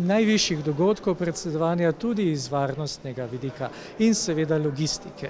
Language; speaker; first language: Slovenian; native; Slovenian